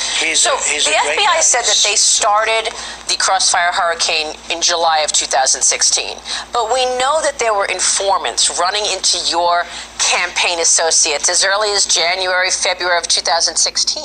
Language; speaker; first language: English; native; English